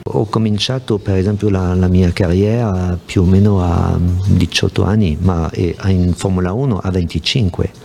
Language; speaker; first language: Italian; non-native, fluent; French